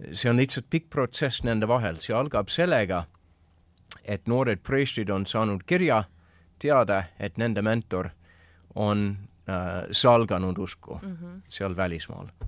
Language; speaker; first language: Estonian; non-native, fluent; English